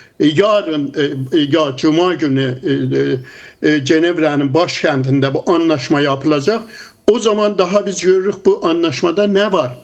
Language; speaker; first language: Turkish; non-native, fluent; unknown